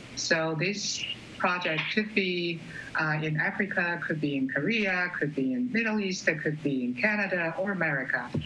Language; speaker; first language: English; non-native, fluent; Chinese